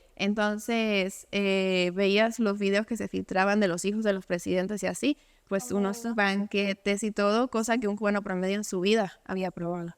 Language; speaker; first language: Spanish; native; Spanish